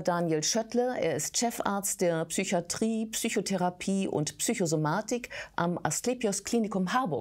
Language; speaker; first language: German; native; German